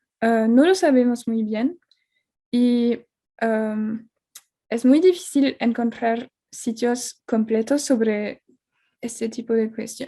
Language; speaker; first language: Spanish; non-native, fluent; French